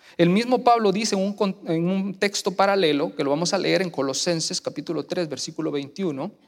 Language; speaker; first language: Spanish; native; Spanish